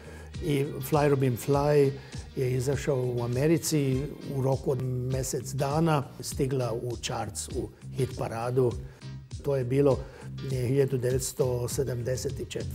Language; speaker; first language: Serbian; non-native, local second language; Hungarian